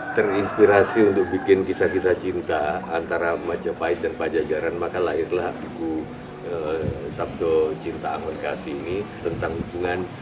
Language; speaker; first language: Indonesian; non-native, local second language; Javanese